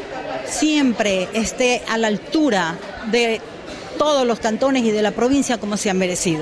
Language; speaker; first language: Spanish; native; Spanish